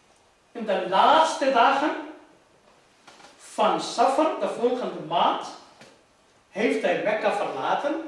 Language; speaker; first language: Dutch; non-native, fluent; Urdu